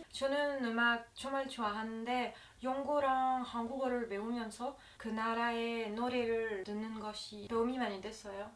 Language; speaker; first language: Korean; non-native, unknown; French